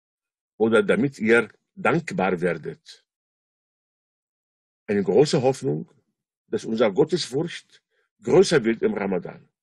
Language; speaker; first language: German; non-native, fluent; Arabic